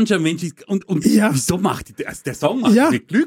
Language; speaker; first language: German; native; German